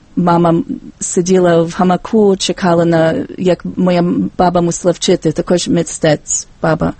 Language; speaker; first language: Ukrainian; early bilingual, heritage; Ukrainian